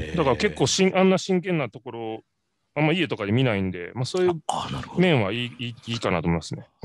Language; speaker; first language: Japanese; native; Japanese